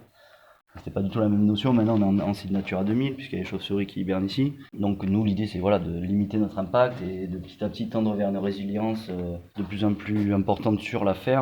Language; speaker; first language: French; native; French